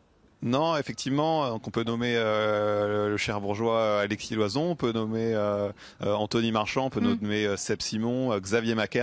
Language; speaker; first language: French; native; French